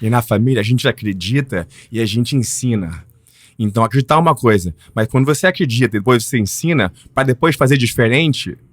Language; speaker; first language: Portuguese; early bilingual, heritage; Portuguese